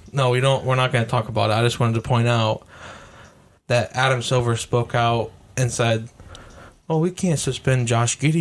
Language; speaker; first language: English; native; English